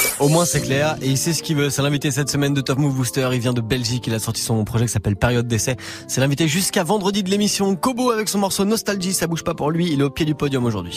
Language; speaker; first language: French; native; French